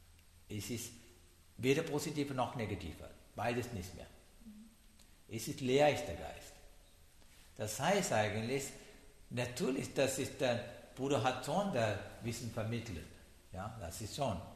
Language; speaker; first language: German; non-native, learner; Sinhala